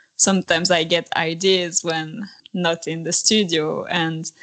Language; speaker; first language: English; non-native, fluent; French